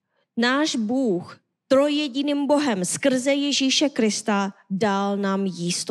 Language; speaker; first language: Czech; non-native, learner; Korean